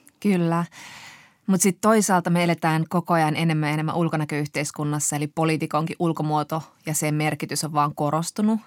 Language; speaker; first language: Finnish; native; Finnish